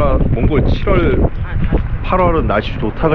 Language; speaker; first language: Korean; native; Korean